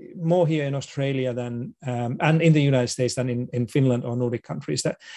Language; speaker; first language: English; non-native, fluent; Finnish